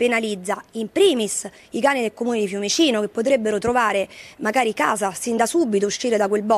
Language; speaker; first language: Italian; native; Italian